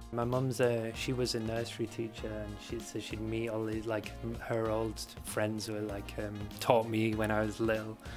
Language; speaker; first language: English; native; English